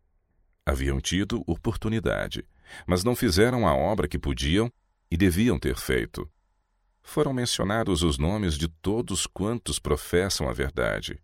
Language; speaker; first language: Portuguese; native; Portuguese